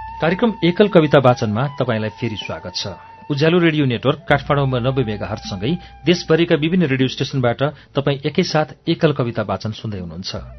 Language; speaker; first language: Nepali; native; Nepali